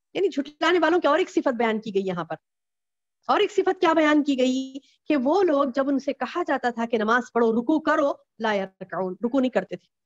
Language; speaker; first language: Hindi; native; Hindi